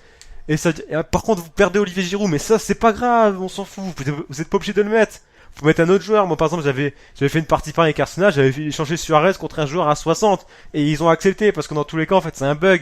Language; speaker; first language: French; native; French